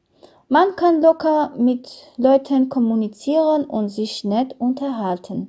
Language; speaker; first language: German; non-native, learner; Armenian